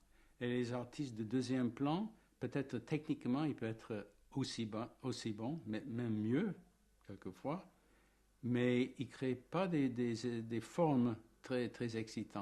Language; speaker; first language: French; non-native, fluent; English